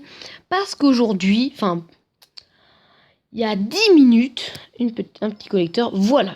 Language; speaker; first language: French; native; French